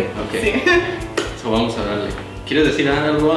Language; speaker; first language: Spanish; native; Spanish